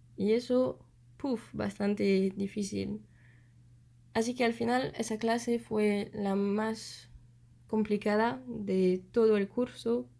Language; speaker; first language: Spanish; non-native, fluent; French